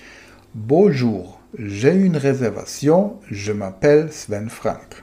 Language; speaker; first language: French; non-native, fluent; German